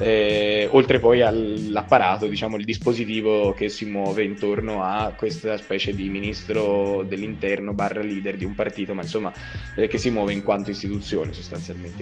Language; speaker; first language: Italian; native; Italian